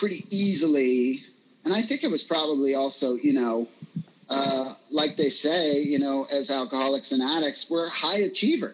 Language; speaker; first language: English; native; English